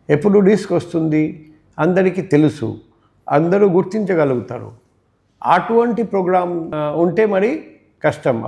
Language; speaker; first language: Telugu; non-native, fluent; Bangla